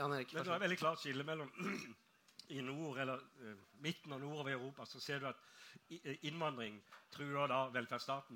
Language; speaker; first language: Norwegian; native; Norwegian